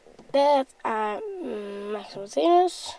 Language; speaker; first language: Swedish; native; Swedish